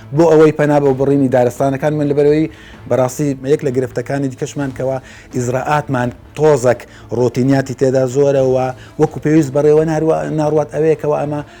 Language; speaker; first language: Central Kurdish; native; Central Kurdish